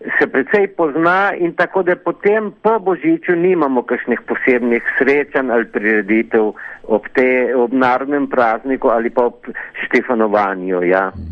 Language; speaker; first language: Slovenian; early bilingual, heritage; Slovenian